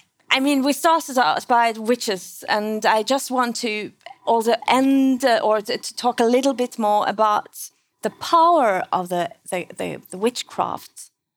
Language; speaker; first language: English; non-native, fluent; Norwegian